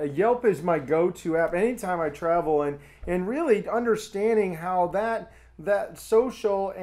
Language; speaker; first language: English; native; English